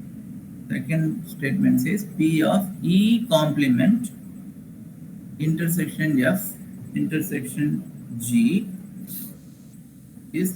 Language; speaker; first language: English; non-native, local second language; Tamil